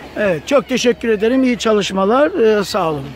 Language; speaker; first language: Turkish; native; Turkish